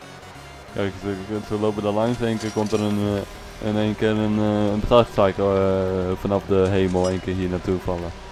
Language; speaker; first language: Dutch; native; Dutch